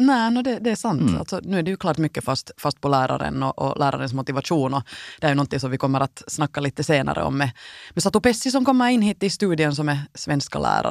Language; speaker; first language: Swedish; native; Swedish